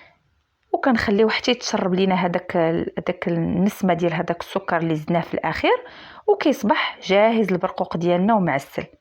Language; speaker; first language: Arabic; native; Arabic